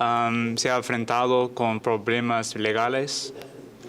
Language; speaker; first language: Spanish; non-native, learner; English